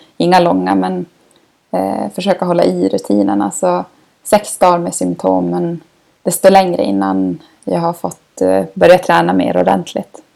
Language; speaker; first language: Swedish; native; Swedish